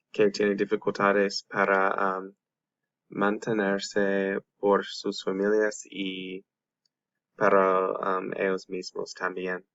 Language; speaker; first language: Spanish; non-native, learner; English